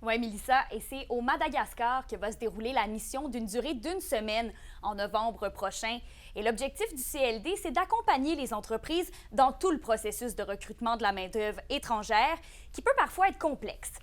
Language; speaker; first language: French; native; French